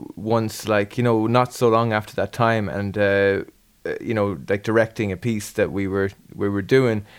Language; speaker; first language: English; native; English